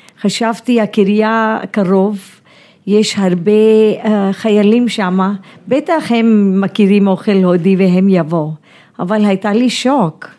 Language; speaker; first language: Hebrew; non-native, fluent; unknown